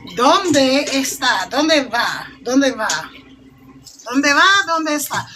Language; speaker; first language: Spanish; non-native, learner; English